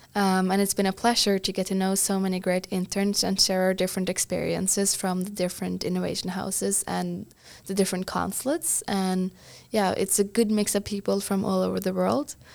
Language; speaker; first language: English; non-native, fluent; Norwegian